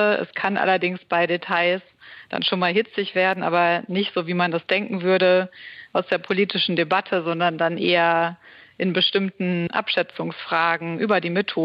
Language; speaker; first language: German; native; German